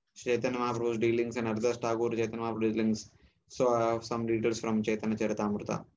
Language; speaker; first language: English; non-native, local second language; Telugu